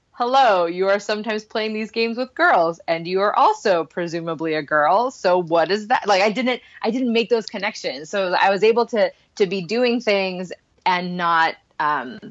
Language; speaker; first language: English; non-native, fluent; Spanish